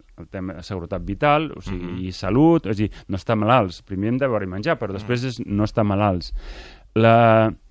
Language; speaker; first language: Catalan; native; Catalan